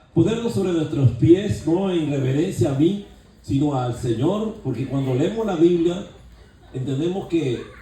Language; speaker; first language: Spanish; native; Spanish